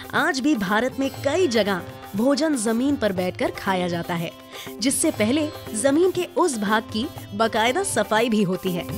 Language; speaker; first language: Hindi; native; Hindi